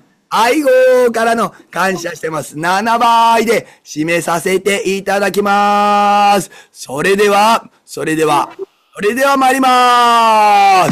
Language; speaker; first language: Japanese; native; Japanese